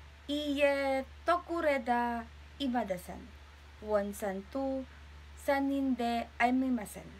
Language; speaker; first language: Japanese; non-native, learner; Filipino